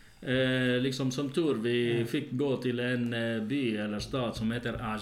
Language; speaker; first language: Swedish; non-native, fluent; Arabic